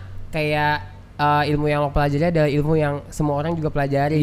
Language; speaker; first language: Indonesian; native; Indonesian